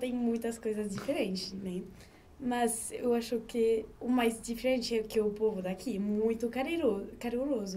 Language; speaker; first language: Portuguese; non-native, learner; French